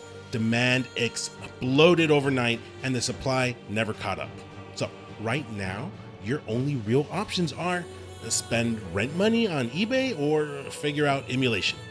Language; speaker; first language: English; native; English